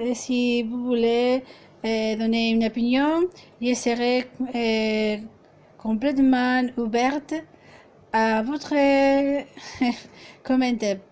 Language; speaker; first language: French; non-native, fluent; Spanish